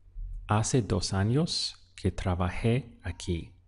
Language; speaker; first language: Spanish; non-native, fluent; English